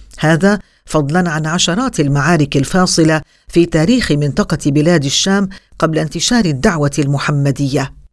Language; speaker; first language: Arabic; native; Arabic